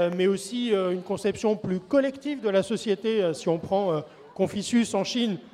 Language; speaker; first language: French; native; French